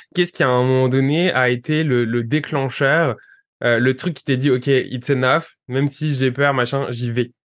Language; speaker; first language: French; native; French